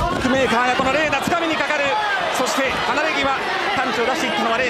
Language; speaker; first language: Japanese; native; Japanese